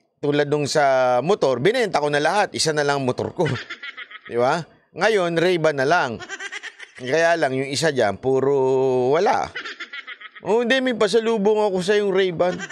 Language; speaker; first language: Filipino; native; Filipino